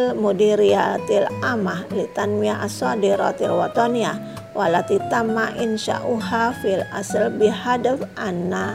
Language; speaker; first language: Arabic; non-native, fluent; Indonesian